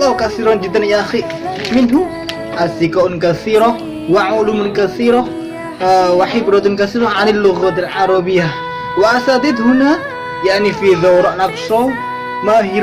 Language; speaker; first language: Arabic; non-native, learner; Indonesian